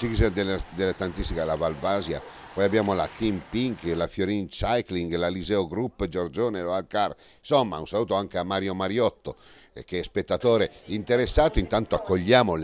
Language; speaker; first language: Italian; native; Italian